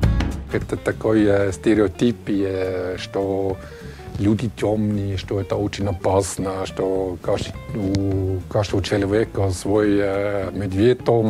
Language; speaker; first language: Russian; non-native, learner; German